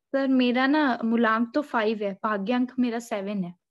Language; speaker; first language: Hindi; native; Hindi